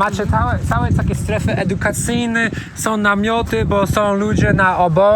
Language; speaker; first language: Polish; non-native, learner; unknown